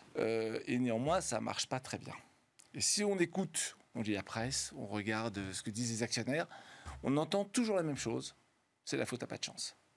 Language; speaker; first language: French; native; French